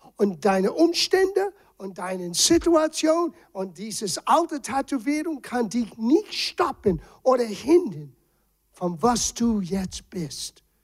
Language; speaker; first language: German; non-native, fluent; English